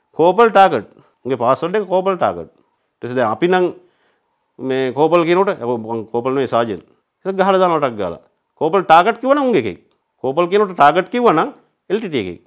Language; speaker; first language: Sinhala; native; Sinhala